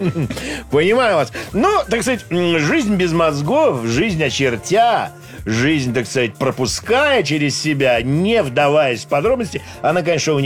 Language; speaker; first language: Russian; native; Russian